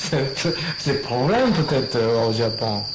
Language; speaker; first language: French; non-native, learner; Japanese